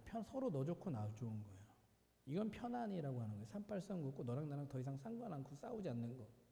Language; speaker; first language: Korean; native; Korean